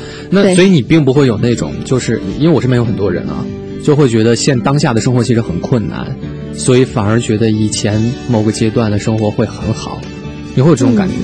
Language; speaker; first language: Chinese; native; Chinese